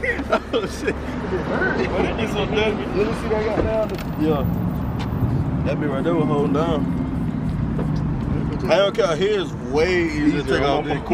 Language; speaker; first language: English; native; English